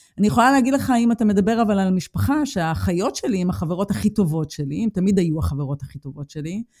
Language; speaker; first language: Hebrew; native; Hebrew